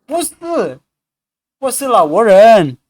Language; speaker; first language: Chinese; non-native, fluent; Lao